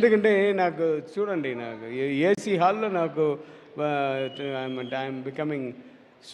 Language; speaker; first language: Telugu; non-native, learner; Tamil